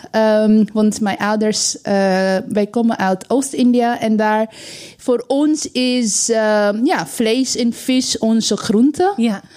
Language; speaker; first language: Dutch; non-native, learner; Bangla